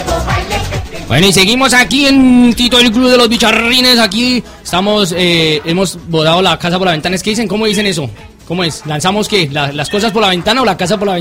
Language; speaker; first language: Spanish; native; Spanish